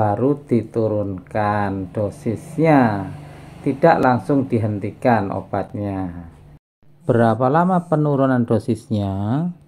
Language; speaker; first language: Indonesian; native; Indonesian